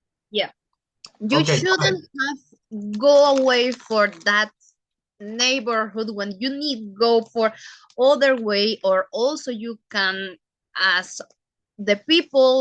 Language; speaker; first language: English; non-native, learner; Spanish